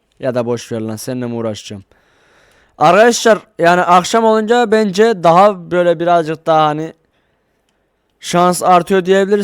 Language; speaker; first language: Turkish; native; Turkish